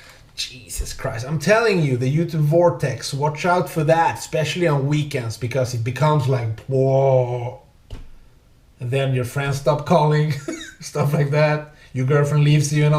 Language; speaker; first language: English; native; English